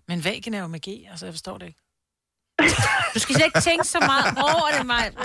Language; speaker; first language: Danish; native; Danish